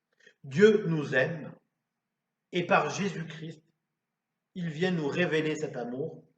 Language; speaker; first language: French; native; French